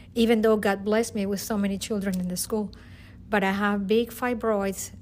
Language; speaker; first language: English; non-native, fluent; Spanish